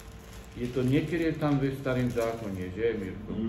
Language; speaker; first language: Czech; non-native, learner; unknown